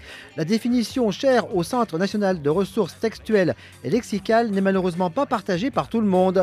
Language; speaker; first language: French; native; French